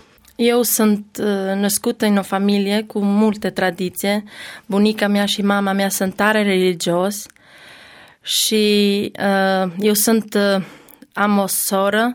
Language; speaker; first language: Romanian; non-native, learner; Albanian